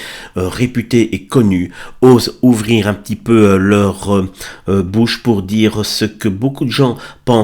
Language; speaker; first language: French; native; French